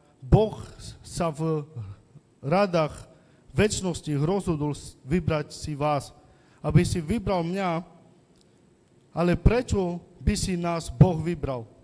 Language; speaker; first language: Slovak; non-native, local second language; Romany